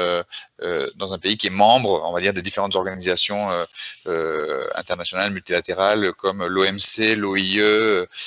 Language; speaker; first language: French; native; French